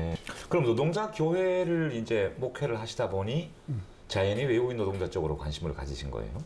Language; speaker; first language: Korean; native; Korean